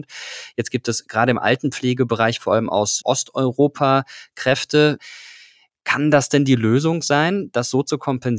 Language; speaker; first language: German; native; German